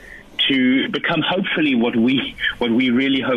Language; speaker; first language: English; native; English